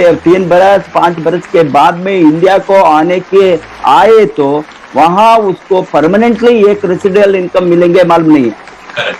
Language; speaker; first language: Hindi; non-native, local second language; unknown